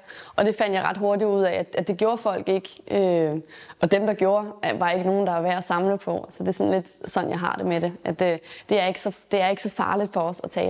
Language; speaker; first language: Danish; native; Danish